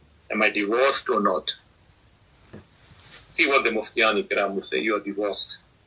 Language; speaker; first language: English; early bilingual, other home language; Urdu